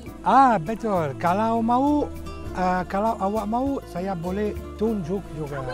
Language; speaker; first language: Indonesian; non-native, learner; Italian